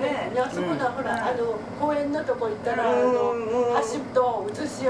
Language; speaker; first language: Japanese; native; Japanese